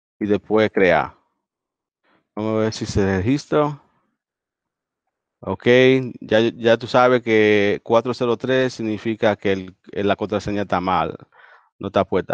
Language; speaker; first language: Spanish; early bilingual, heritage; Spanish